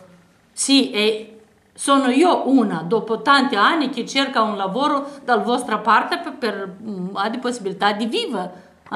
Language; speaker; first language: Italian; non-native, learner; Romanian